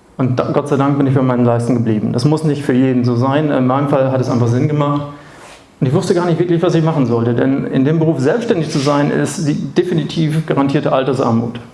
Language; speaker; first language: German; native; German